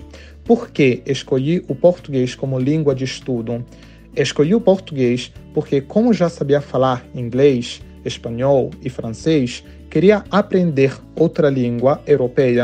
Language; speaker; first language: Portuguese; non-native, fluent; Italian